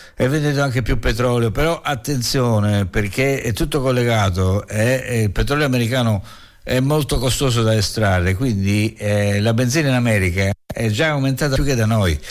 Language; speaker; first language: Italian; native; Italian